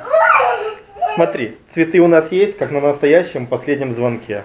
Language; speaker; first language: Russian; native; Russian